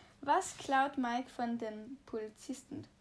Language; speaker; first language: German; non-native, learner; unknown